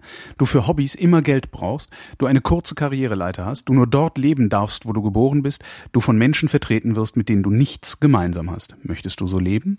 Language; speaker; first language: German; native; German